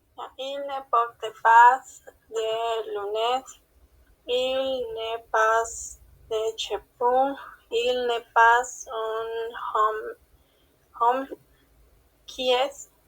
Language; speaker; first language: French; non-native, learner; Spanish